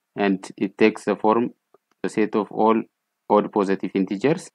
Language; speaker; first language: English; non-native, local second language; Amharic